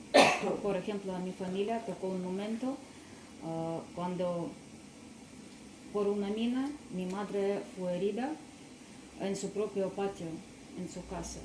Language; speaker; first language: Spanish; non-native, learner; Russian